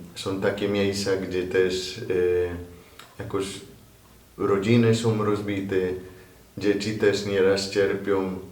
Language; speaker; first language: Polish; non-native, fluent; Spanish